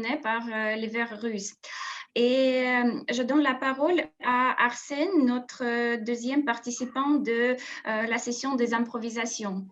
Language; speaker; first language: French; non-native, fluent; Russian